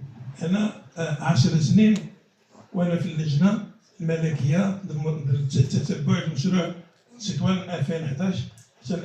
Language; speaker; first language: Arabic; native; Arabic